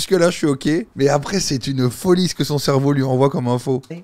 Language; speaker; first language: French; native; French